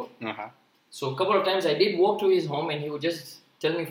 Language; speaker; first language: English; non-native, local second language; Gujarati